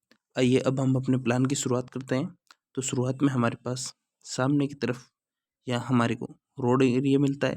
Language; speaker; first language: Hindi; native; Hindi